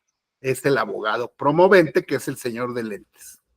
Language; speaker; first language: Spanish; native; Spanish